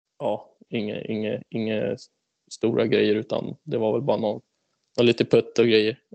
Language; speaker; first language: Swedish; native; Swedish